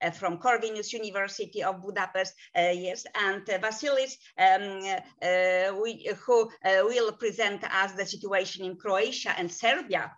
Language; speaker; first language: English; non-native, fluent; Polish